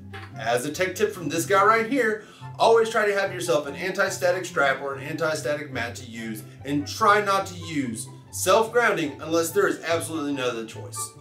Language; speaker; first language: English; native; English